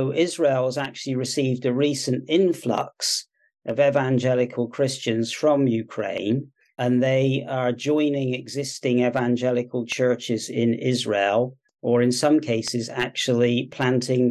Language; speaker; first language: English; native; English